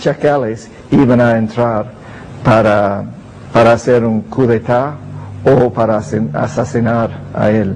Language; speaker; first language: Spanish; non-native, fluent; English